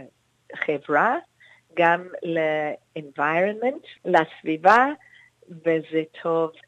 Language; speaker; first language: Hebrew; non-native, fluent; English